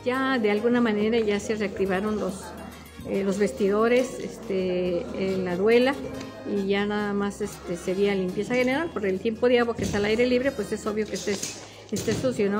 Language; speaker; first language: Spanish; native; Spanish